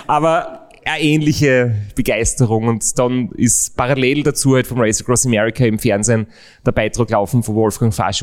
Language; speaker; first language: German; native; German